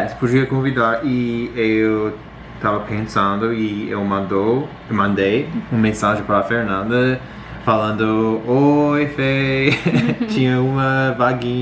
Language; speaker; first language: Portuguese; non-native, learner; English